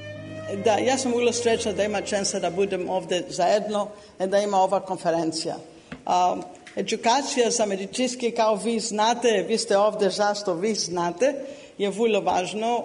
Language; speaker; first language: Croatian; non-native, learner; English